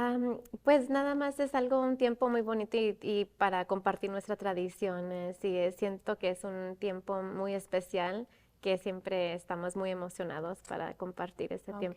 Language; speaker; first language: Spanish; early bilingual, other home language; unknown